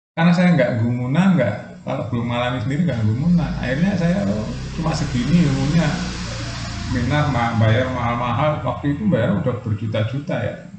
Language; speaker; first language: Indonesian; non-native, local second language; Javanese